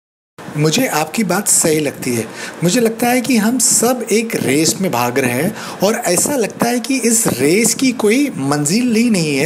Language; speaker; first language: Hindi; native; Hindi